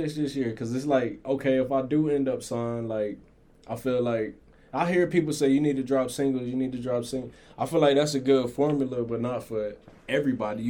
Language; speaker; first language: English; native; English